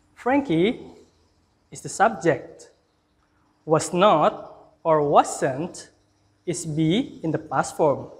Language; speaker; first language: English; non-native, fluent; Indonesian